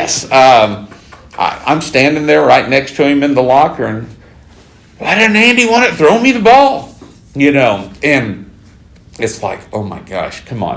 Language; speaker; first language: English; native; English